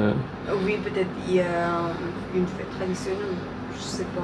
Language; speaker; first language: French; non-native, fluent; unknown